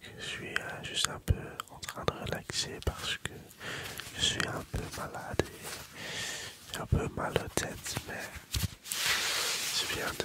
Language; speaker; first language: French; non-native, learner; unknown